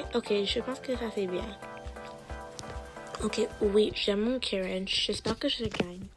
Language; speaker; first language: French; non-native, learner; English